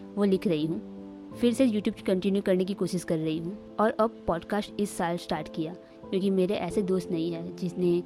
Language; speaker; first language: Hindi; non-native, local second language; Marathi